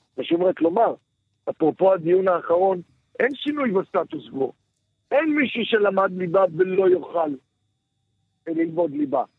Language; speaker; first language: Hebrew; native; Hebrew